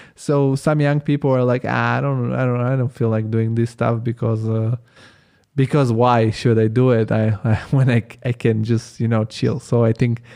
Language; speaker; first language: English; non-native, fluent; Italian